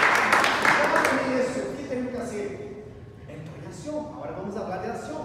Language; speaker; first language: Spanish; non-native, learner; Portuguese